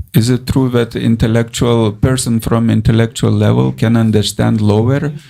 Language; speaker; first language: English; non-native, learner; Lithuanian